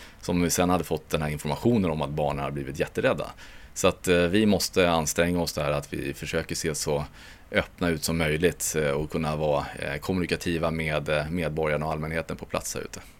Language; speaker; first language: Swedish; native; Swedish